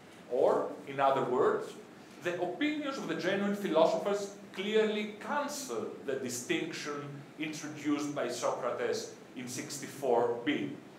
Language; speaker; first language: English; non-native, fluent; Greek